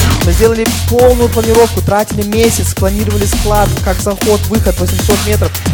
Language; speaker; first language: Russian; non-native, fluent; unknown